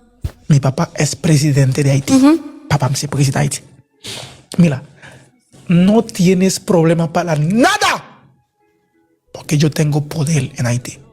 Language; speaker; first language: Spanish; non-native, learner; Haitian Creole